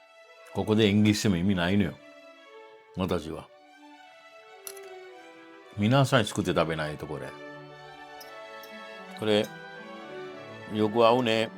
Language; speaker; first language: Japanese; non-native, fluent; Italian